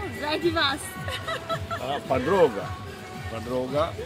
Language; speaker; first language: Russian; non-native, learner; Polish